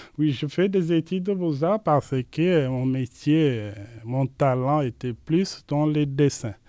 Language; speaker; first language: French; non-native, local second language; Lingala